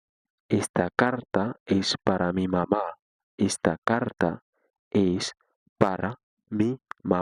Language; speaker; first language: Spanish; non-native, fluent; Haitian Creole